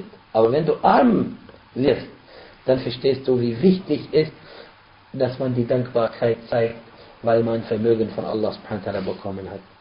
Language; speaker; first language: German; non-native, fluent; Arabic